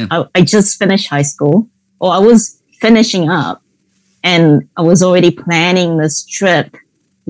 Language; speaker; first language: English; native; English